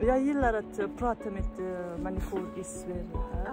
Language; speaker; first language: Swedish; non-native, learner; Hazaragi